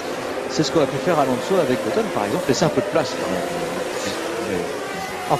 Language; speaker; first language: French; native; French